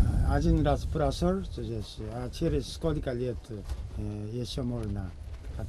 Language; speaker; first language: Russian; non-native, learner; Korean